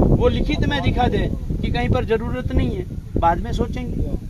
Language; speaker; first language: Hindi; non-native, local second language; Gujarati